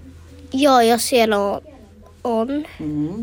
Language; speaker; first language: Finnish; early bilingual, heritage; Finnish